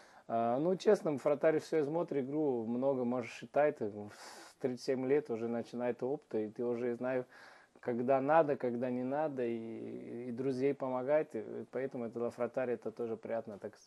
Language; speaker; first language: Russian; non-native, learner; Portuguese